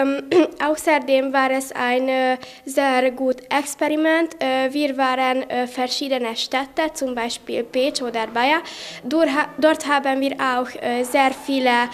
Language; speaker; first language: German; non-native, learner; Hungarian